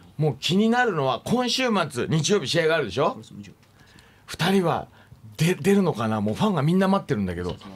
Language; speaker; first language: Japanese; native; Japanese